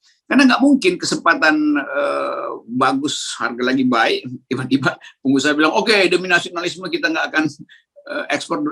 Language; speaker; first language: Indonesian; native; Indonesian